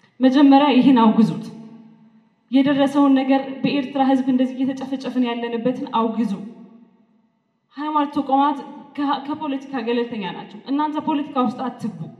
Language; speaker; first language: Amharic; non-native, local second language; Tigrinya